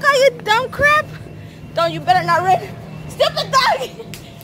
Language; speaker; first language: English; early bilingual, other home language; Spanish